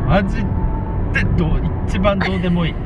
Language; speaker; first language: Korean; non-native, learner; Japanese